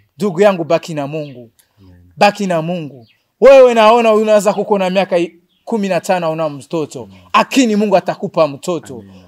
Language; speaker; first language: Swahili; non-native, local second language; Rundi